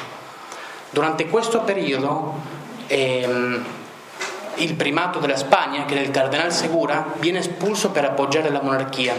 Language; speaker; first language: Italian; non-native, fluent; Spanish